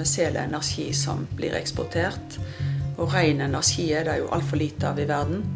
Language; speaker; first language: Norwegian; native; Norwegian